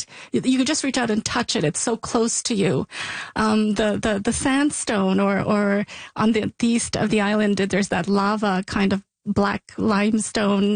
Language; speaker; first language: English; early bilingual, other home language; Sicilian